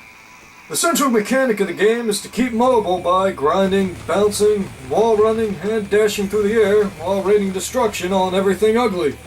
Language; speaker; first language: English; native; English